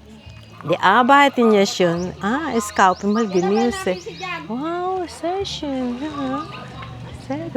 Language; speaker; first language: German; non-native, fluent; Filipino